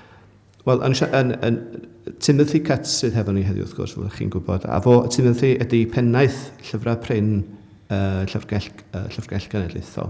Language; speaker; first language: Welsh; native; Welsh